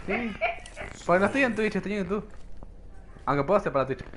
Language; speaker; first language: Spanish; native; Spanish